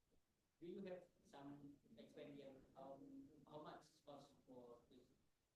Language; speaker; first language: English; non-native, learner; Indonesian